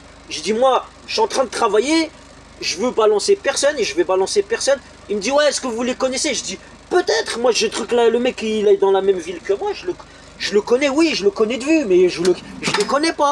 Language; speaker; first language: French; native; French